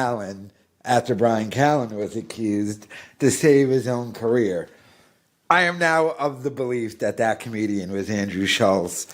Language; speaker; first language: English; native; English